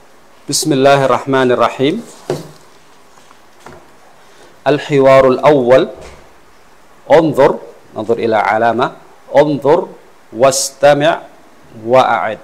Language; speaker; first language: Arabic; non-native, fluent; Western Cham